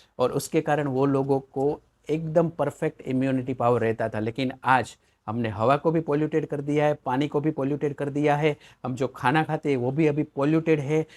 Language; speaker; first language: Hindi; non-native, local second language; Gujarati